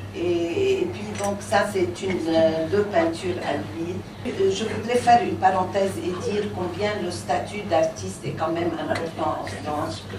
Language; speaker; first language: French; non-native, local second language; Arabic